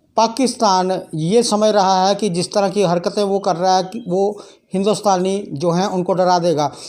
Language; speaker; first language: Hindi; non-native, local second language; Dogri